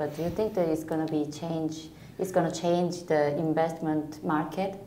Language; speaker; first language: English; non-native, fluent; Korean